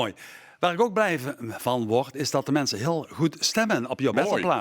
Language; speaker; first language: Dutch; native; Dutch